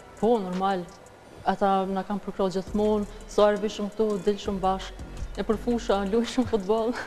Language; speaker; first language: Albanian; early bilingual, heritage; Albanian